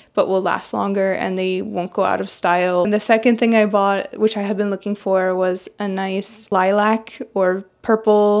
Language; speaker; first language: English; native; English